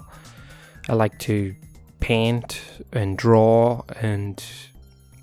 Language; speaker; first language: English; native; English